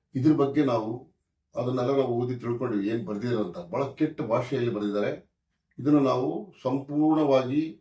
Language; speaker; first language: Kannada; native; Kannada